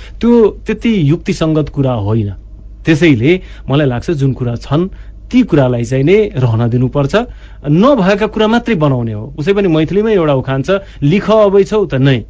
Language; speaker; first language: Nepali; non-native, local second language; Maithili